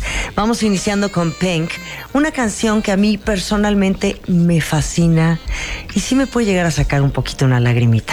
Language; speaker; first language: Spanish; native; Spanish